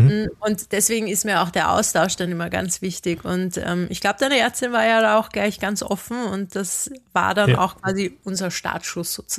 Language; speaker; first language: German; native; German